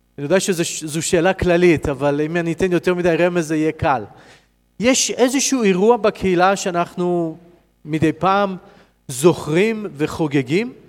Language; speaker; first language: Hebrew; non-native, fluent; English